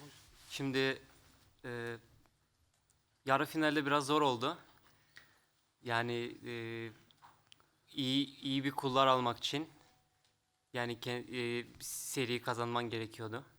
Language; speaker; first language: Turkish; early bilingual, other home language; Russian